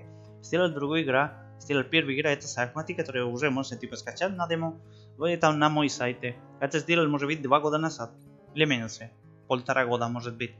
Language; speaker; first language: Russian; non-native, learner; Spanish